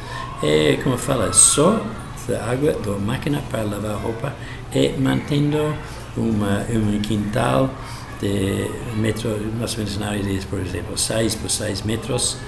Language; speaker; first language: Portuguese; non-native, fluent; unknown